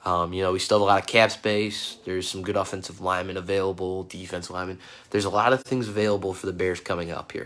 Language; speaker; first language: English; native; English